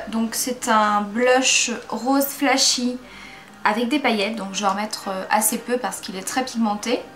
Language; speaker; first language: French; native; French